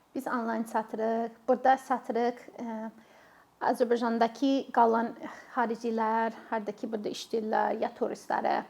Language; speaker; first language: Azerbaijani; non-native, fluent; English